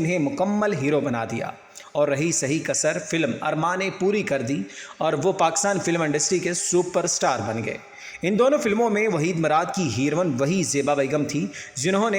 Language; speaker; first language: Urdu; native; Urdu